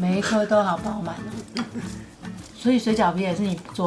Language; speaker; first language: Chinese; native; Chinese